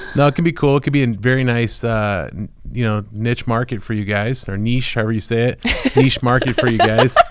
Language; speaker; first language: English; native; English